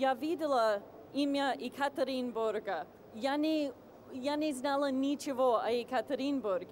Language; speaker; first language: Russian; non-native, fluent; English